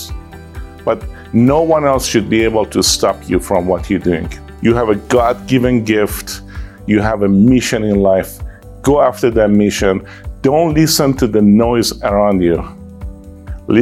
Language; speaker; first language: English; non-native, fluent; Persian